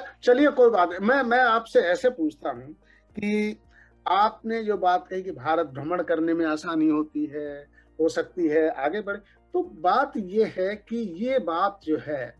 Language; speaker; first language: Hindi; native; Hindi